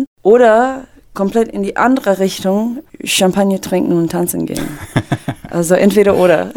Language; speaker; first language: German; non-native, fluent; English